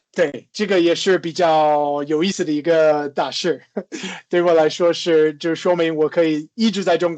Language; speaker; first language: Chinese; non-native, fluent; English